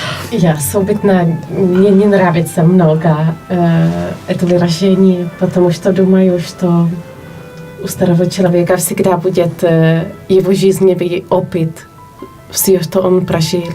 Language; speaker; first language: Russian; non-native, fluent; Polish